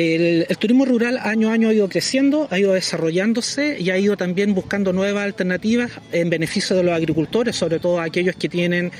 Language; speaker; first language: Spanish; native; Spanish